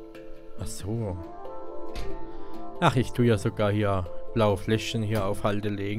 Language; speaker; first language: German; native; German